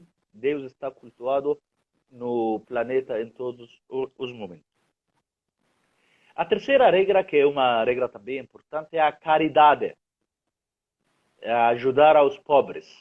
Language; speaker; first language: Portuguese; non-native, fluent; Arabic